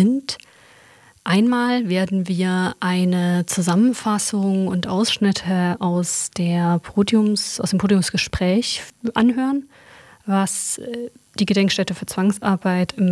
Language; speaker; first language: German; native; German